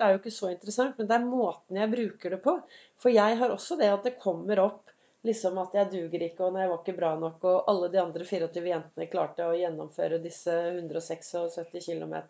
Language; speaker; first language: Norwegian; native; Norwegian